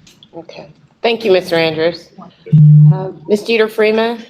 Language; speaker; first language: English; native; English